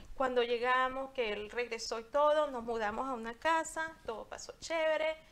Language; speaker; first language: Spanish; native; Spanish